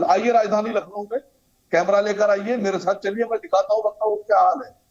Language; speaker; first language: Hindi; native; Hindi